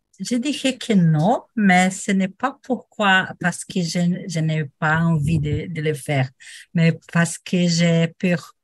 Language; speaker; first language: French; non-native, learner; Portuguese